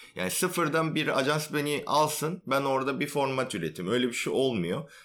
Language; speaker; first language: Turkish; non-native, fluent; Korean